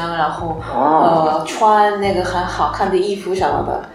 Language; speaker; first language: Chinese; non-native, learner; Korean